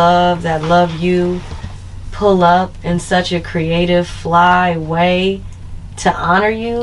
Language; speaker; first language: English; native; English